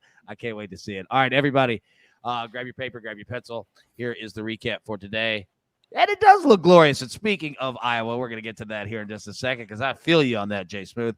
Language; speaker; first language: English; native; English